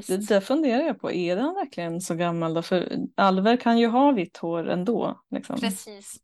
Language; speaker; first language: Swedish; native; Swedish